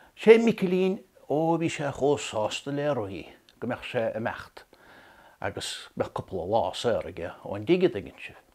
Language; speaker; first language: Irish; native; Irish